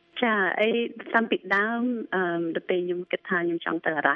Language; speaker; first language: Khmer; early bilingual, other home language; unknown